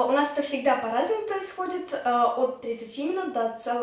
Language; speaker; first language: Russian; native; Russian